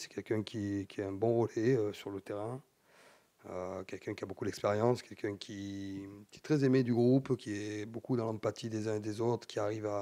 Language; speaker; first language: French; native; French